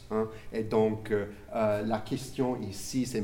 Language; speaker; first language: French; non-native, fluent; English